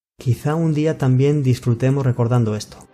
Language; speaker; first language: Spanish; native; Spanish